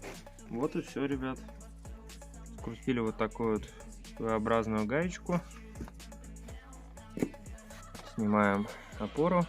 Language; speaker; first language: Russian; native; Russian